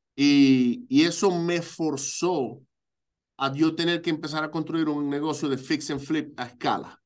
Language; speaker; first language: Spanish; native; Spanish